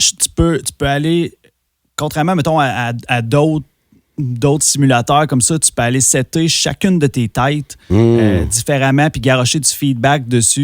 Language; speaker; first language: French; native; French